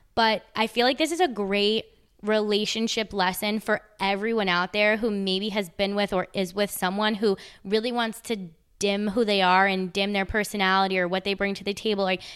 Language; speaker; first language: English; native; English